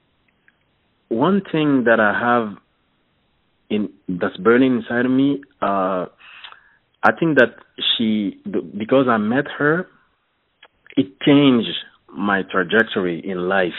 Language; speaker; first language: English; non-native, fluent; French